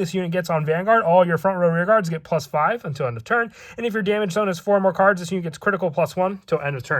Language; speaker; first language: English; native; English